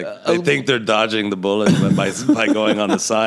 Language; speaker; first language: English; native; English